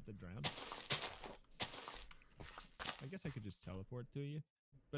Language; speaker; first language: English; native; English